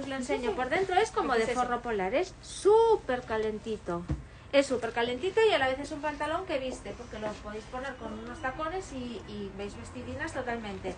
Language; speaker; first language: Spanish; native; Spanish